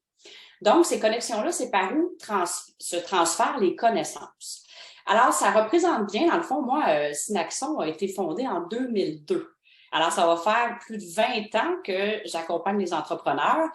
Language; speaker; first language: French; native; French